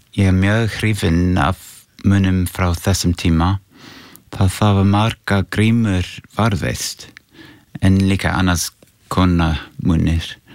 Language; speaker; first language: Icelandic; non-native, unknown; English